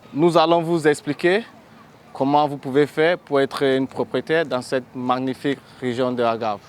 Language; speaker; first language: French; non-native, fluent; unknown